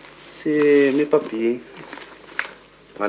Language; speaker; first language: French; non-native, local second language; Arabic